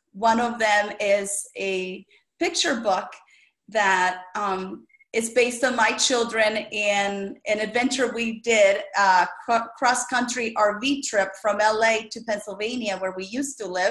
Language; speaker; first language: English; non-native, fluent; Spanish